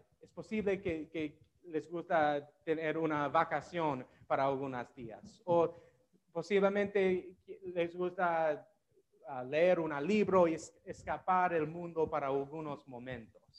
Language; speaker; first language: Spanish; non-native, learner; English